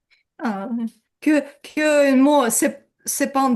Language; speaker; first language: French; non-native, learner; Ukrainian